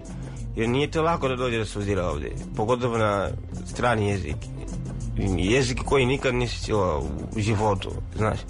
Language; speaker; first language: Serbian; non-native, learner; Swahili